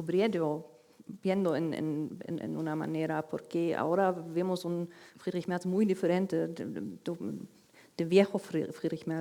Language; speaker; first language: Spanish; non-native, fluent; German